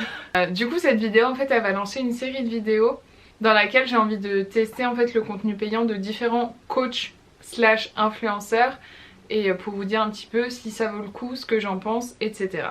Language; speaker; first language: French; native; French